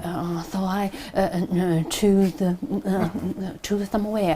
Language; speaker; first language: English; non-native, learner; Chinese